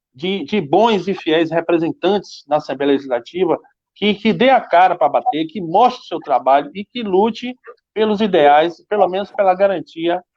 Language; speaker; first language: Portuguese; native; Portuguese